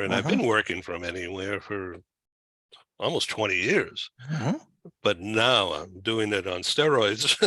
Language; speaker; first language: English; native; English